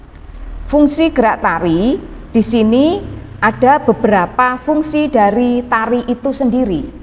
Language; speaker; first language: Malay; native; Malay